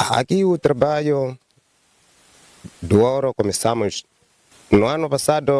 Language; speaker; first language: Portuguese; non-native, local second language; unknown